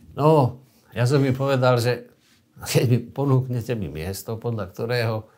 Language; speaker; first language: Slovak; native; Slovak